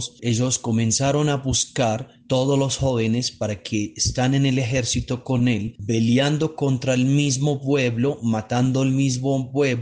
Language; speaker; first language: Spanish; non-native, fluent; Arabic